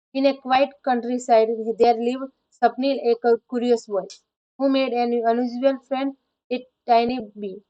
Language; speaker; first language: English; non-native, local second language; Gujarati